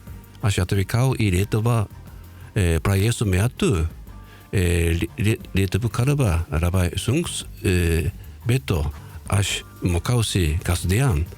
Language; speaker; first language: Lithuanian; non-native, learner; Japanese